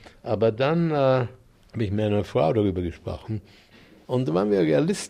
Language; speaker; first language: German; native; German